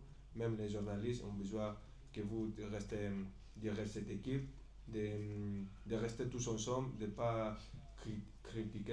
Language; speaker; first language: French; non-native, fluent; Spanish